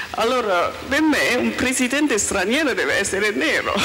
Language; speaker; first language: Italian; non-native, learner; Chinese